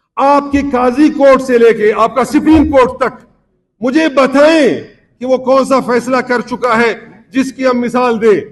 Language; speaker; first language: Urdu; non-native, local second language; Baluchi